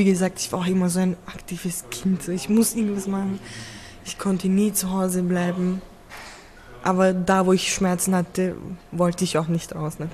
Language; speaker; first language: German; early bilingual, other home language; Turkish